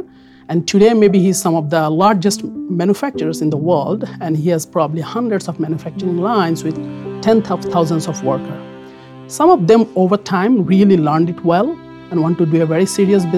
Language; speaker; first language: English; non-native, local second language; Bangla